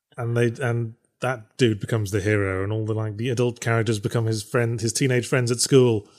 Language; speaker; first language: English; native; English